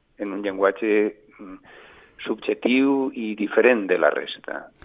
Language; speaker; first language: Catalan; non-native, local second language; Spanish